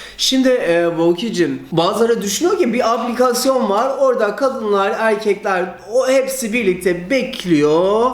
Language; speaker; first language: Turkish; early bilingual, heritage; Turkish